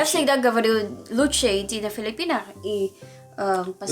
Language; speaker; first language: Russian; non-native, learner; Filipino